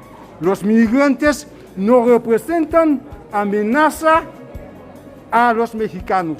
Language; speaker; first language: Spanish; non-native, fluent; Haitian Creole